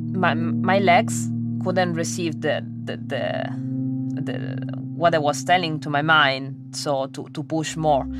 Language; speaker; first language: English; non-native, fluent; Italian